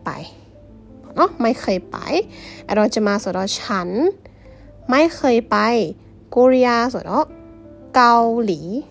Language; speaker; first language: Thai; non-native, fluent; Burmese